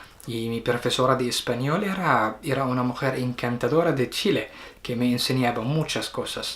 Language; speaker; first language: Spanish; non-native, learner; Arabic